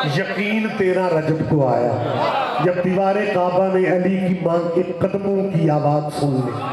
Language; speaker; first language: Urdu; non-native, local second language; Punjabi